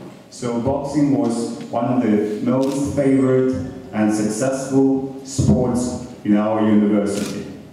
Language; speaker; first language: English; non-native, fluent; Russian